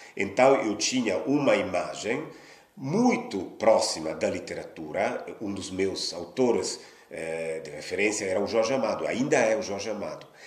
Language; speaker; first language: Portuguese; non-native, fluent; Italian